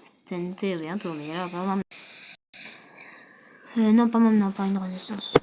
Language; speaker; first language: French; native; French